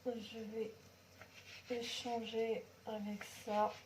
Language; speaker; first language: French; non-native, local second language; Arabic